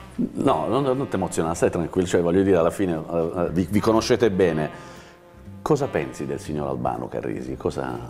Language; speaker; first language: Italian; native; Italian